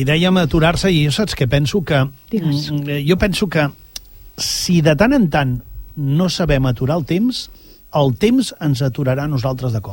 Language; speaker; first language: Catalan; native; Catalan